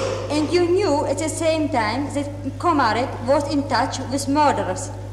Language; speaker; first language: English; non-native, fluent; Czech